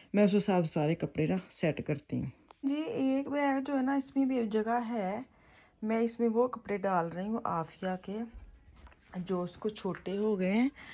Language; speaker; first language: Urdu; non-native, local second language; Punjabi